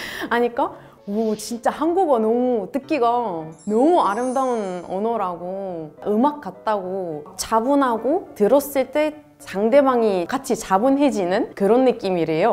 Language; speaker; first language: Korean; non-native, fluent; Arabic